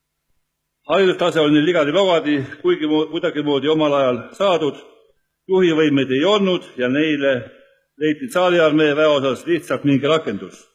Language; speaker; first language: Estonian; native; Estonian